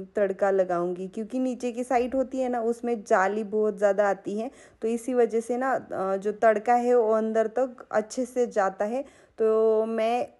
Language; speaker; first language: Hindi; non-native, local second language; Marathi